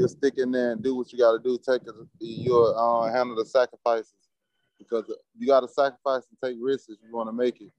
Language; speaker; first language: English; native; English